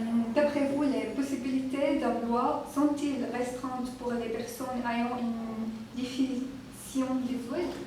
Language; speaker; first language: French; non-native, learner; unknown